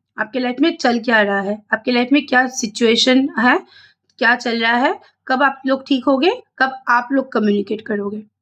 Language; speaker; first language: Hindi; non-native, local second language; Bangla